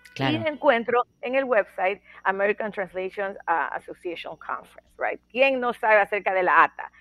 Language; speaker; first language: Spanish; native; Spanish